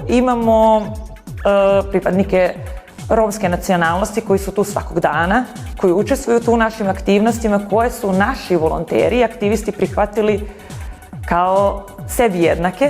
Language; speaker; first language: Bosnian; native; Bosnian